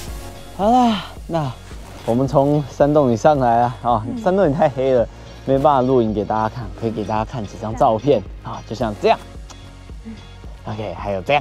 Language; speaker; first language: Chinese; native; Chinese